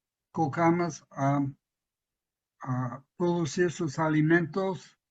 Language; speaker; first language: Spanish; non-native, fluent; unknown